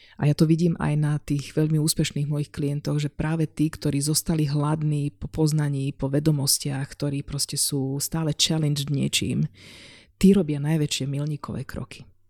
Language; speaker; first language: Slovak; non-native, local second language; Hungarian